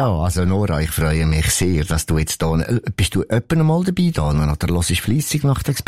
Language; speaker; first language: German; native; German